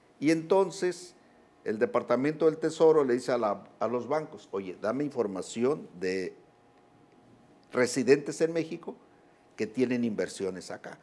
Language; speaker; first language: Spanish; native; Spanish